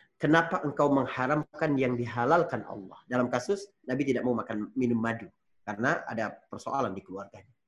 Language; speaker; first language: Indonesian; native; Indonesian